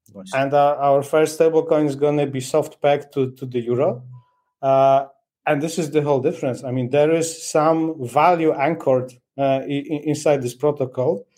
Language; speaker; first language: English; non-native, fluent; Polish